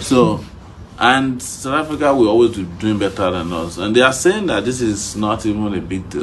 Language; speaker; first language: English; non-native, local second language; Yoruba